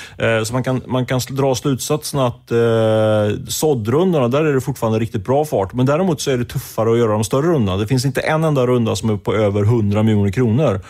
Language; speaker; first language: Swedish; native; Swedish